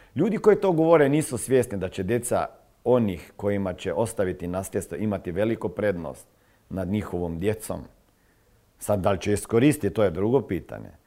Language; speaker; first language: Croatian; non-native, fluent; Serbian